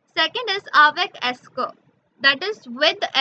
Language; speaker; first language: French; non-native, learner; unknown